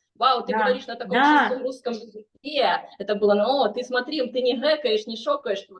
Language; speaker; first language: Russian; native; Russian